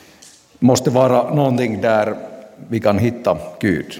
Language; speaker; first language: Swedish; non-native, local second language; Finnish